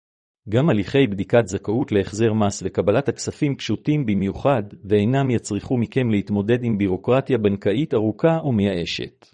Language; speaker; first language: Hebrew; native; Hebrew